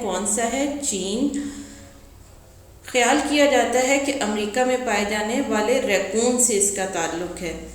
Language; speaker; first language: Urdu; native; Urdu